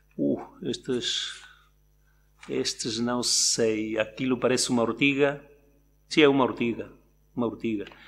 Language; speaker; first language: Portuguese; native; Portuguese